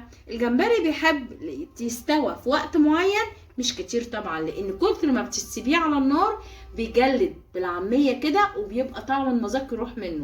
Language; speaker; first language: Arabic; native; Arabic